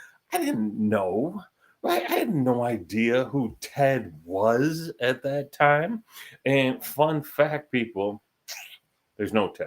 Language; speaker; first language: English; native; English